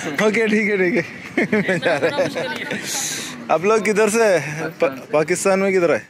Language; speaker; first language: Hindi; non-native, local second language; Malayalam